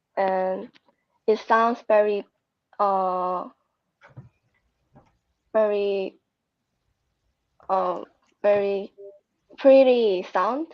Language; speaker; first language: English; non-native, learner; Korean